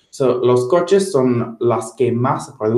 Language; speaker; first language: Spanish; non-native, fluent; English